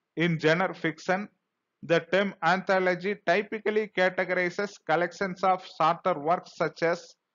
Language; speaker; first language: English; non-native, local second language; Tamil